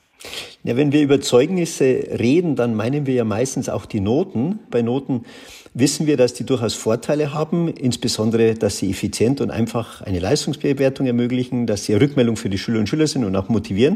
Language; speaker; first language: German; native; German